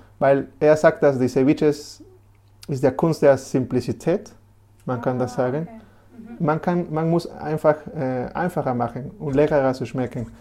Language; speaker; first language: German; non-native, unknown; Spanish